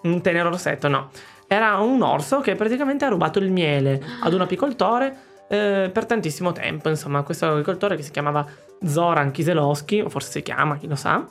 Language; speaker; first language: Italian; native; Italian